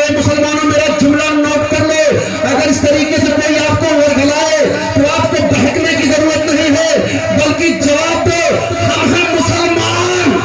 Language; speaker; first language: Hindi; native; Hindi